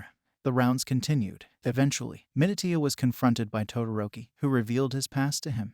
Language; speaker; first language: English; native; English